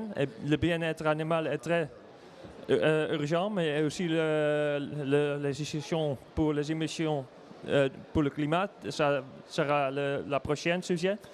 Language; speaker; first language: French; non-native, learner; Dutch